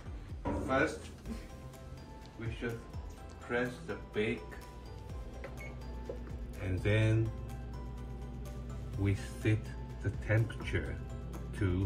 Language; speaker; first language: English; non-native, learner; Chinese